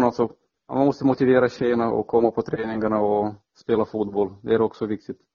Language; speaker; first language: Swedish; non-native, fluent; Romanian